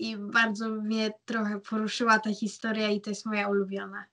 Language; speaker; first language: Polish; early bilingual, heritage; German